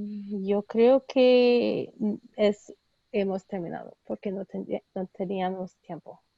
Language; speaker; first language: Spanish; early bilingual, heritage; Spanish